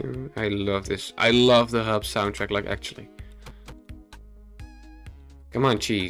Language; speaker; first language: English; non-native, fluent; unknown